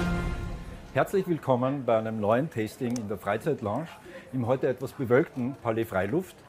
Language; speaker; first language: German; native; German